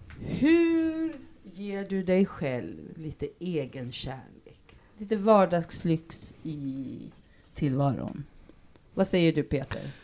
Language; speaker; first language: Swedish; early bilingual, other home language; Spanish